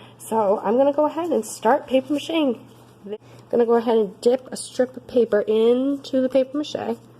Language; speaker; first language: English; native; English